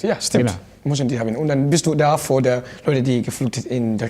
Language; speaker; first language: German; non-native, learner; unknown